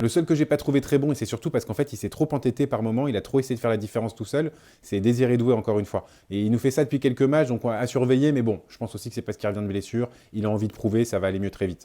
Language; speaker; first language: French; native; French